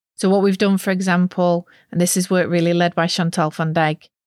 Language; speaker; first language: English; native; English